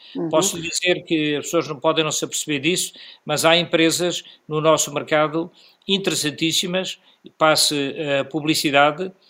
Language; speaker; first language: Portuguese; native; Portuguese